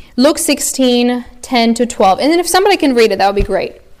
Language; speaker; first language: English; early bilingual, other home language; Spanish